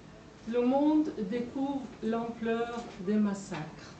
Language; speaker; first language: French; non-native, fluent; Persian